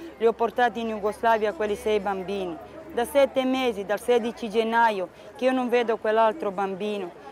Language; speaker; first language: Italian; non-native, local second language; Romany